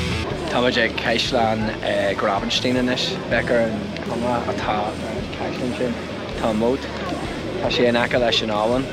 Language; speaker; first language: Irish; non-native, local second language; English